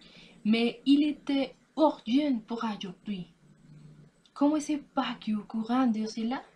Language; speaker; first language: French; non-native, learner; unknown